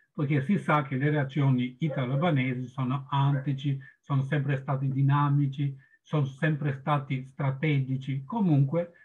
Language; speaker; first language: Italian; non-native, fluent; Albanian